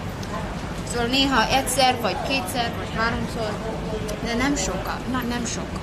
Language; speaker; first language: Hungarian; early bilingual, heritage; Hungarian